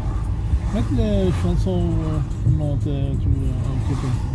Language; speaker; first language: French; non-native, fluent; Urdu